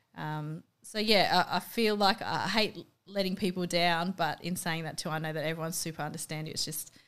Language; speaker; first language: English; native; English